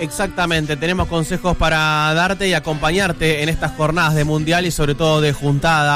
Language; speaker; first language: Spanish; native; Spanish